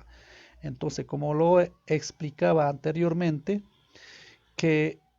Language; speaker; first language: Spanish; native; Spanish